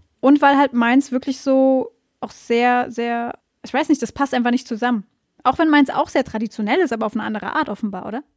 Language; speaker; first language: German; native; German